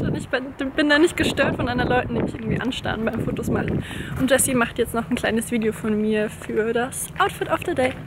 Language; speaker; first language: German; native; German